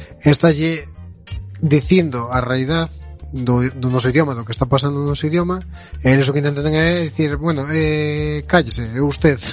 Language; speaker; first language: Galician; native; Galician